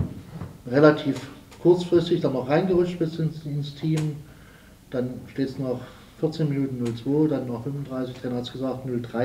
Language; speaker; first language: German; native; German